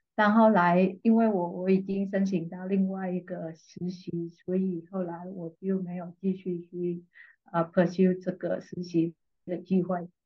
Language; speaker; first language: Chinese; non-native, fluent; Vietnamese